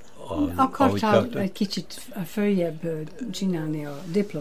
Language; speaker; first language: Hungarian; non-native, fluent; English